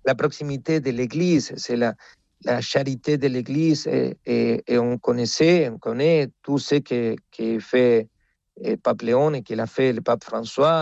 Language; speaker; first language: French; non-native, fluent; Spanish